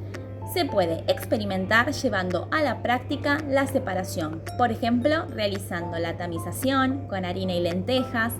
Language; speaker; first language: Spanish; native; Spanish